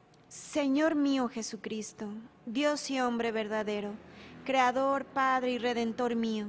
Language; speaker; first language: Spanish; native; Spanish